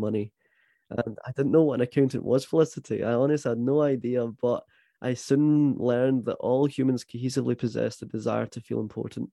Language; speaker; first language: English; native; English